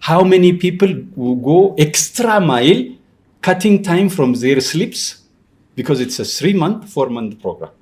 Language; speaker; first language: English; non-native, local second language; Amharic